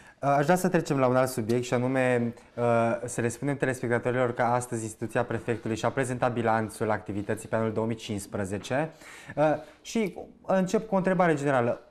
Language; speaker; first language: Romanian; native; Romanian